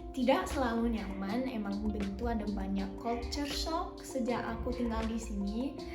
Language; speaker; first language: Indonesian; non-native, fluent; English